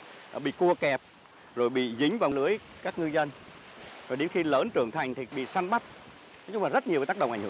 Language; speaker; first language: Vietnamese; native; Vietnamese